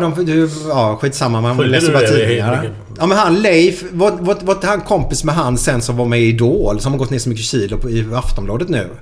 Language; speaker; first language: Swedish; native; Swedish